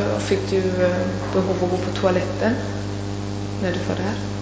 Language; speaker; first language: Swedish; non-native, fluent; Italian